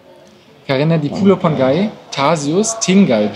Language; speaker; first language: Indonesian; non-native, learner; German